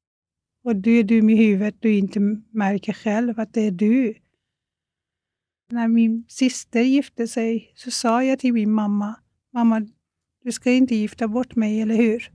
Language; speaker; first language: Swedish; non-native, fluent; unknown